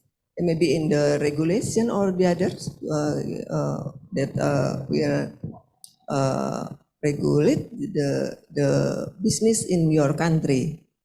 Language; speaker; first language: English; non-native, learner; Indonesian